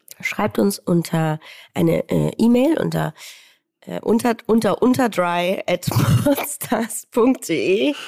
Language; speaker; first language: German; native; German